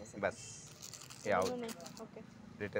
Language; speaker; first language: Hindi; non-native, learner; Bangla